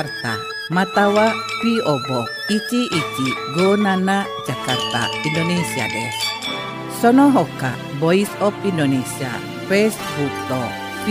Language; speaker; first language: Japanese; non-native, fluent; Indonesian